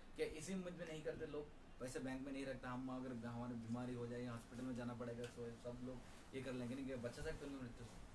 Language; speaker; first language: Hindi; non-native, local second language; Bangla